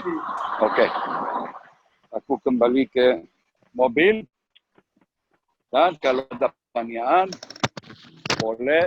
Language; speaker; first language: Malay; non-native, learner; Hebrew